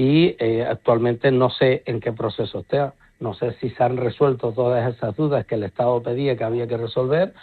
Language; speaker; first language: Spanish; native; Spanish